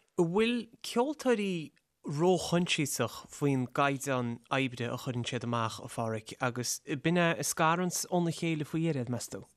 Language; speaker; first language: Irish; native; Irish